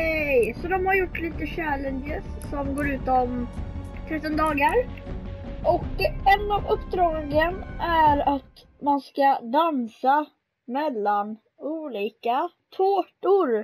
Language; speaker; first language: Swedish; native; Swedish